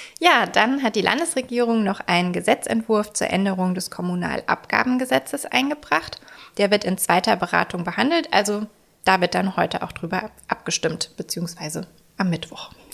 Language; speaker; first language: German; native; German